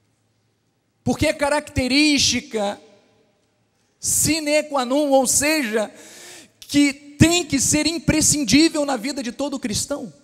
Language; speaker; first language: Portuguese; native; Portuguese